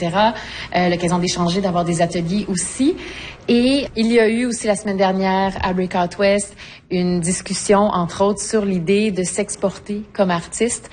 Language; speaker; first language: French; native; French